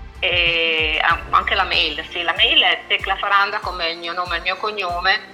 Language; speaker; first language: Italian; native; Italian